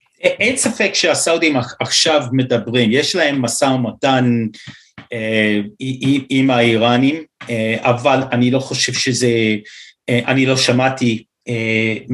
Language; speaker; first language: Hebrew; non-native, fluent; English